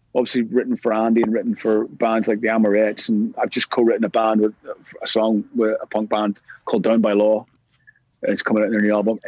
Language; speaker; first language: English; native; English